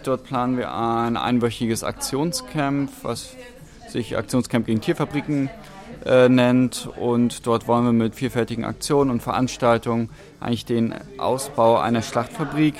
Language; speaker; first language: German; native; German